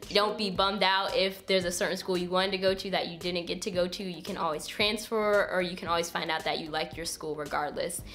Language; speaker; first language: English; native; English